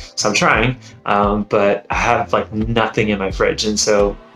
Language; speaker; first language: English; native; English